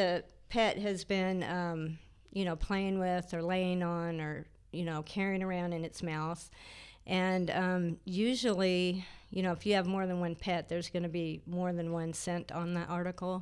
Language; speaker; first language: English; native; English